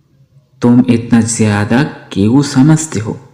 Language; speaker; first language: Hindi; non-native, fluent; Bangla